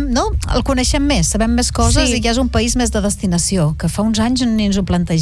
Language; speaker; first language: Catalan; native; Catalan